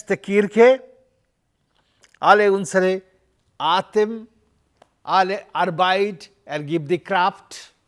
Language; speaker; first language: German; non-native, learner; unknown